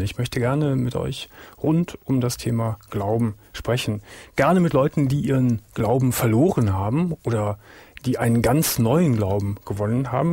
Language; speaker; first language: German; native; German